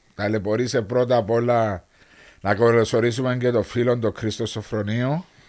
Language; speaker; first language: Greek; native; Greek